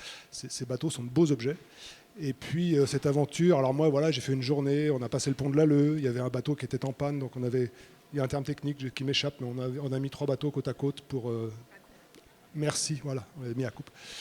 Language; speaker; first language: French; native; French